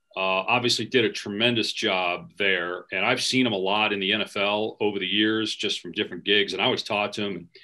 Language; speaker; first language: English; native; English